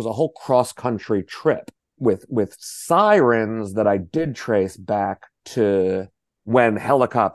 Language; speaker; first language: English; native; English